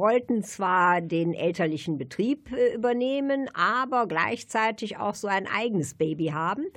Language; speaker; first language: German; native; German